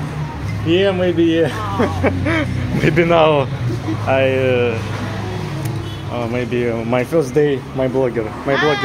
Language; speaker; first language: English; non-native, learner; Russian